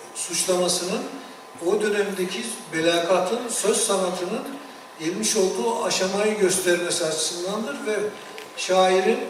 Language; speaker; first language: Turkish; native; Turkish